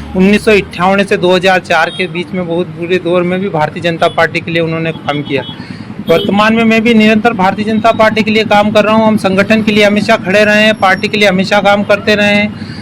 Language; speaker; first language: Hindi; native; Hindi